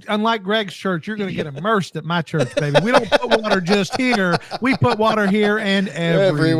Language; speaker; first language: English; native; English